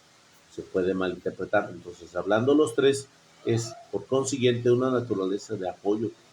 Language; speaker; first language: Spanish; native; Spanish